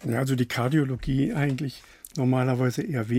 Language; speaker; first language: German; native; German